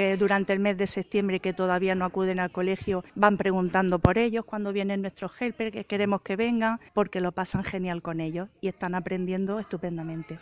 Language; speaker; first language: Spanish; native; Spanish